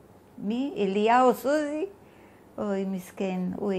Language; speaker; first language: Hebrew; non-native, fluent; Bulgarian